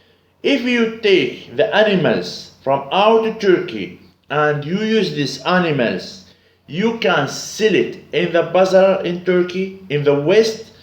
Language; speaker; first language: English; non-native, learner; Arabic